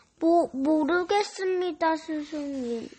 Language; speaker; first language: Korean; native; Korean